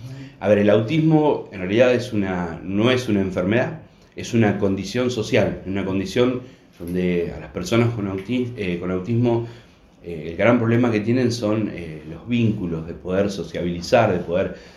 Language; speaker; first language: Spanish; native; Spanish